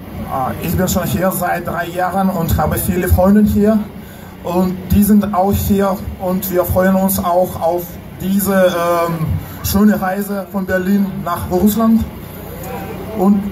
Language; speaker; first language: German; non-native, fluent; Russian